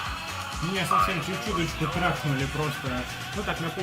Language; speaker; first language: Russian; native; Russian